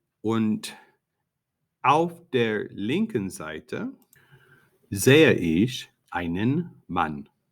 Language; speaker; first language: German; non-native, fluent; English